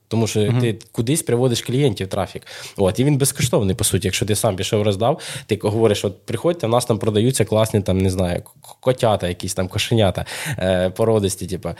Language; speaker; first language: Ukrainian; non-native, local second language; Russian